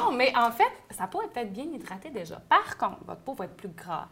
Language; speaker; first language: French; native; French